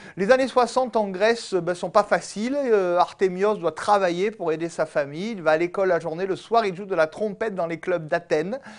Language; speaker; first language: French; native; French